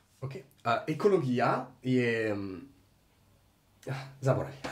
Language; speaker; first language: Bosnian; non-native, learner; French